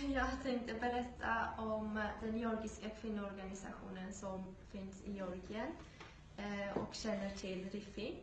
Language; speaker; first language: Swedish; non-native, fluent; Georgian